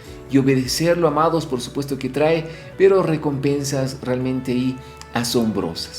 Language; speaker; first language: Spanish; native; Spanish